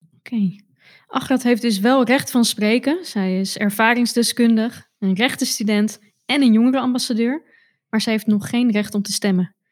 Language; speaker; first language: Dutch; native; Dutch